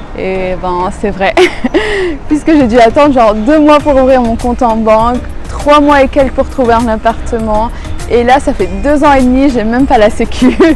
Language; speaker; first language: French; native; French